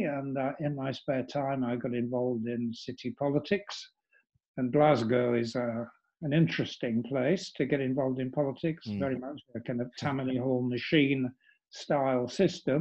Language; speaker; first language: English; native; English